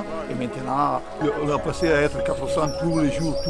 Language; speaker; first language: French; non-native, learner; Italian